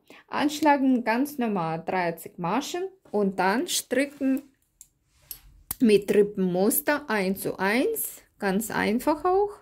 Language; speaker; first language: German; non-native, learner; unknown